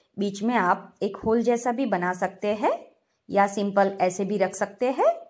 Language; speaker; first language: Hindi; non-native, local second language; Gujarati